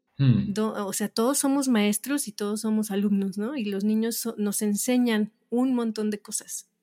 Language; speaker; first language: Spanish; native; Spanish